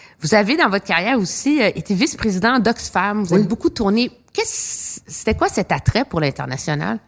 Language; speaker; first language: French; native; French